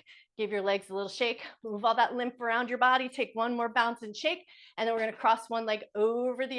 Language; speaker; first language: English; native; English